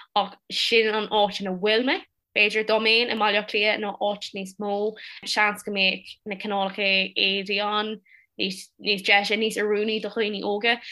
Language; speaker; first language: Irish; non-native, local second language; English